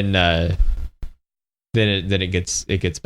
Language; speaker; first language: English; native; English